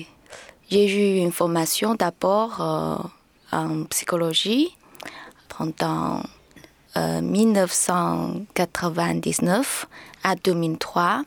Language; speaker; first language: French; non-native, learner; Chinese